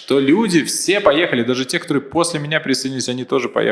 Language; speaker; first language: Russian; native; Russian